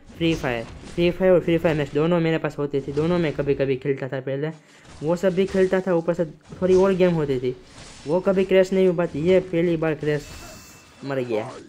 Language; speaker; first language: Hindi; non-native, local second language; Gujarati